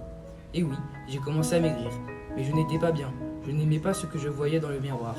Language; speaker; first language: French; early bilingual, other home language; Portuguese